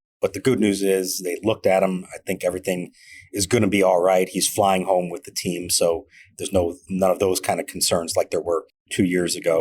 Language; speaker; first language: English; native; English